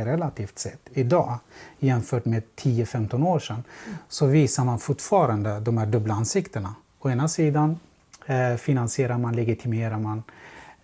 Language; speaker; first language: Swedish; non-native, fluent; Central Kurdish